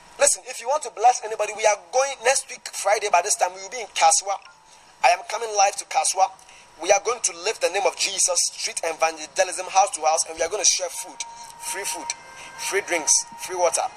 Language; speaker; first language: English; non-native, local second language; Akan